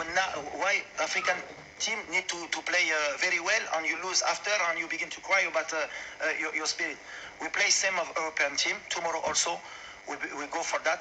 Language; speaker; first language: English; non-native, learner; French